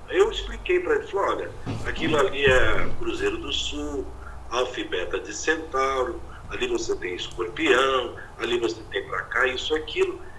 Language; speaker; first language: Portuguese; native; Portuguese